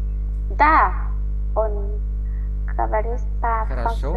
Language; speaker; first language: Russian; non-native, learner; Vietnamese